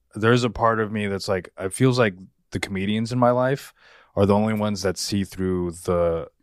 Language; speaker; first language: English; native; English